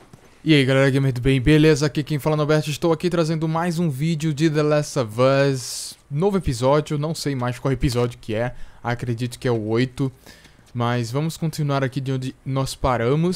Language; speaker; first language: Portuguese; native; Portuguese